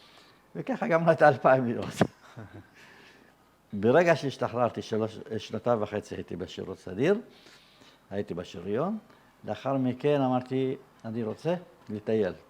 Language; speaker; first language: Hebrew; early bilingual, other home language; Arabic